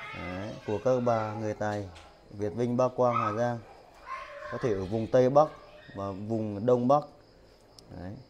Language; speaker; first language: Vietnamese; native; Vietnamese